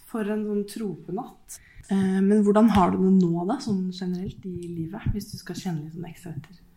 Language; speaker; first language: Norwegian; native; Norwegian